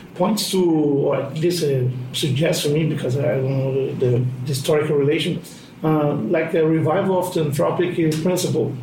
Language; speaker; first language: English; non-native, fluent; Portuguese